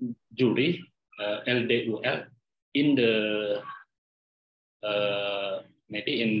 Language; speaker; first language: English; non-native, learner; Indonesian